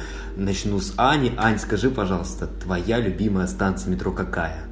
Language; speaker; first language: Russian; native; Russian